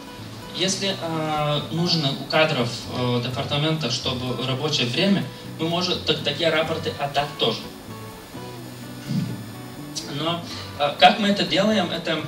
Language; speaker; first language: Russian; non-native, fluent; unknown